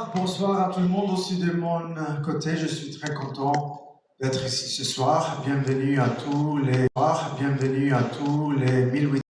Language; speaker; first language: French; non-native, learner; Italian